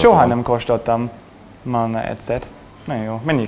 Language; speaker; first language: Hungarian; non-native, learner; English